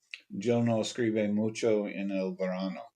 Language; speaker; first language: Spanish; non-native, learner; English